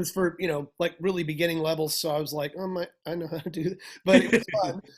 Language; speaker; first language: English; native; English